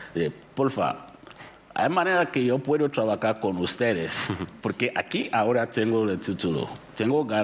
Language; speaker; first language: Spanish; non-native, learner; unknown